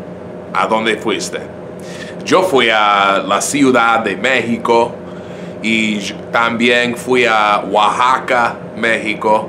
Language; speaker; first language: Spanish; non-native, fluent; English